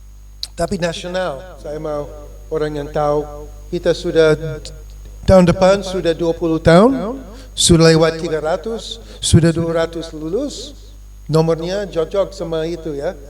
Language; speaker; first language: Indonesian; non-native, fluent; English